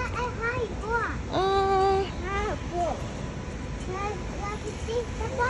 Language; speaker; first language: Swedish; early bilingual, other home language; Mongolian